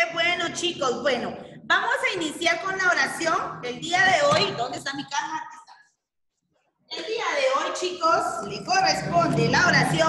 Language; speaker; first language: Spanish; native; Spanish